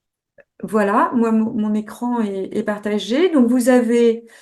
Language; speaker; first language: French; native; French